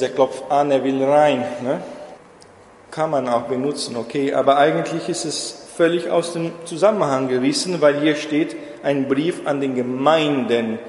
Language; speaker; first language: German; non-native, fluent; Portuguese